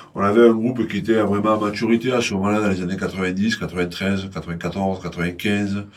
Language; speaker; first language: French; native; French